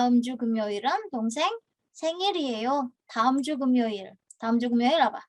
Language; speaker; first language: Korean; non-native, fluent; Indonesian